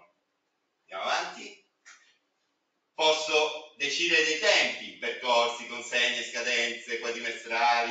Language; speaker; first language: Italian; native; Italian